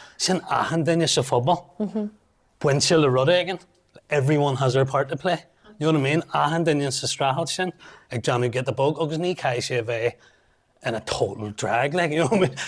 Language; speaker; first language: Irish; non-native, local second language; English